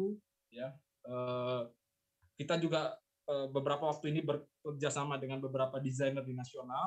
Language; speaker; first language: Indonesian; native; Indonesian